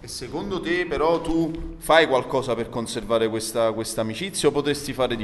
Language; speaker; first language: Italian; native; Italian